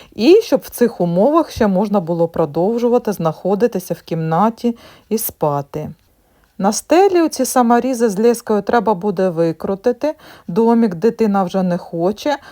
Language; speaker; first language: Ukrainian; native; Ukrainian